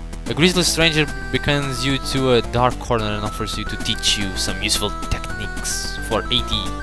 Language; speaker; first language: English; non-native, learner; Portuguese